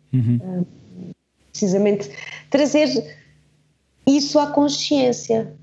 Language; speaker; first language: Portuguese; early bilingual, heritage; Portuguese